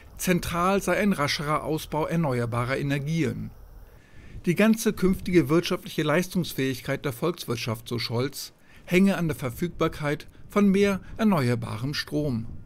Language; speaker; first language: German; native; German